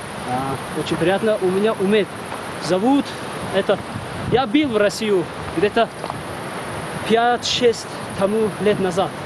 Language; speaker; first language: Russian; non-native, learner; Tajik